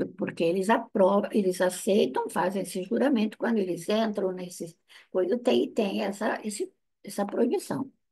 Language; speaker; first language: Portuguese; non-native, fluent; Italian